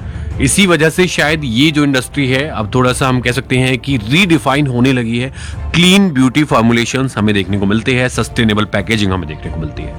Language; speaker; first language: Hindi; native; Hindi